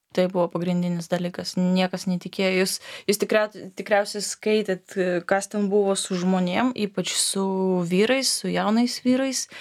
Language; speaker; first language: Lithuanian; non-native, fluent; Belarusian